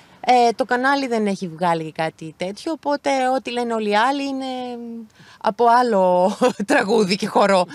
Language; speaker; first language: Greek; native; Greek